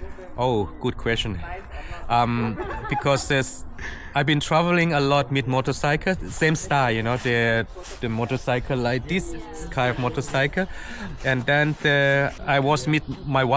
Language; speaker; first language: English; non-native, fluent; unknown